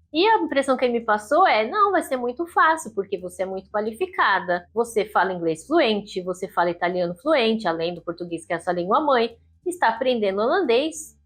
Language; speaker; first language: Portuguese; native; Portuguese